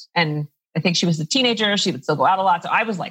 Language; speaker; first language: English; native; English